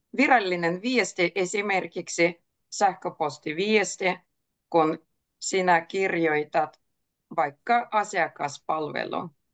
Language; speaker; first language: Finnish; native; Finnish